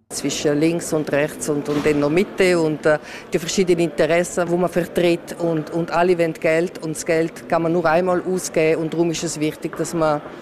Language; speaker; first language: German; non-native, local second language; Italian